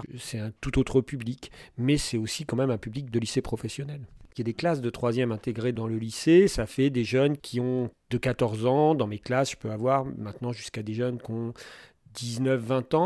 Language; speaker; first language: French; native; French